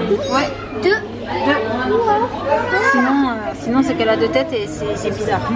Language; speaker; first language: French; native; French